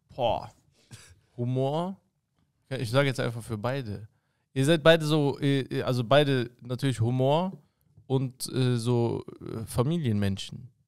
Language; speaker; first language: German; early bilingual, other home language; Arabic